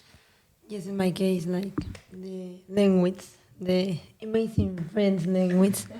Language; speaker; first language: English; non-native, learner; Spanish